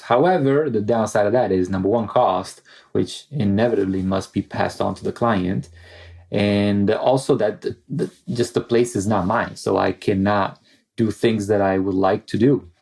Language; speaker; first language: English; non-native, fluent; Italian